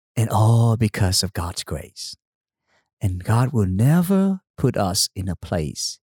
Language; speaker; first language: English; non-native, fluent; Vietnamese